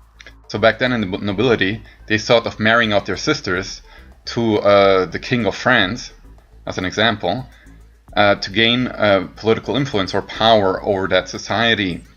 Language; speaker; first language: English; non-native, fluent; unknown